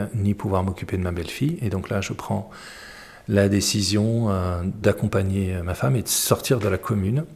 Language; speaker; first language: French; early bilingual, other home language; Arabic